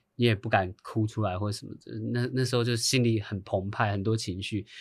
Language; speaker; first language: Chinese; native; Chinese